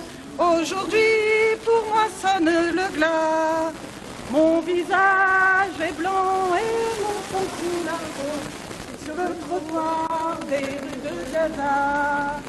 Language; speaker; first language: French; native; French